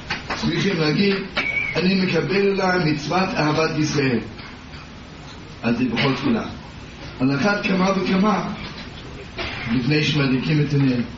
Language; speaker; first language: Hebrew; non-native, learner; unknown